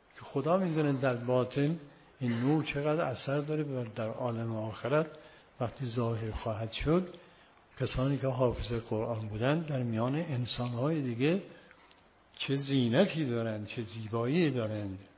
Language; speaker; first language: Persian; native; Persian